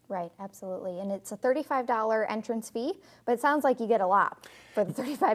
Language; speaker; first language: English; native; English